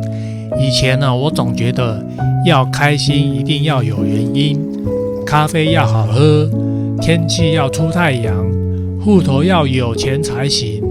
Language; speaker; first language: Chinese; native; Chinese